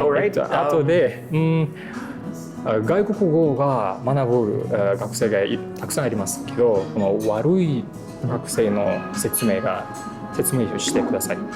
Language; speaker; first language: Japanese; non-native, learner; Kazakh